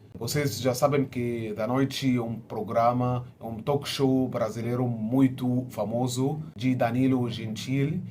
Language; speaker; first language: Portuguese; non-native, fluent; Arabic